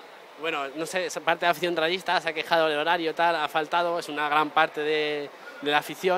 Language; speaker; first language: Spanish; native; Spanish